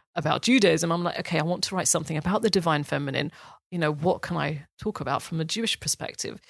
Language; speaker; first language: English; native; English